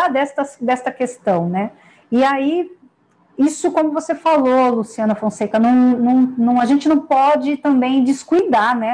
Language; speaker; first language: Portuguese; native; Portuguese